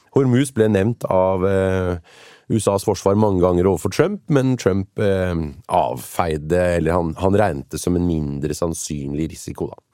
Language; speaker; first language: Norwegian; native; Norwegian